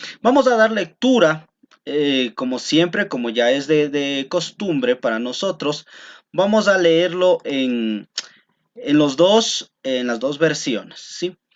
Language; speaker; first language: Spanish; native; Spanish